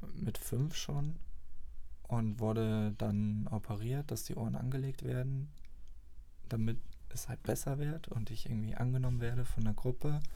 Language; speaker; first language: German; native; German